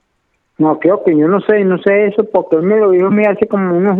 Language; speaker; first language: Spanish; native; Spanish